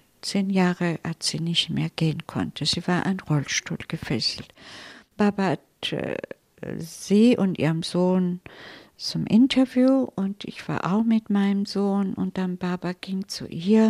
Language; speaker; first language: German; non-native, fluent; Italian